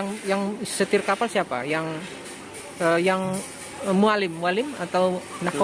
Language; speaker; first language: Indonesian; native; Indonesian